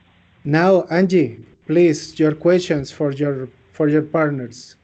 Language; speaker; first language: English; non-native, fluent; Spanish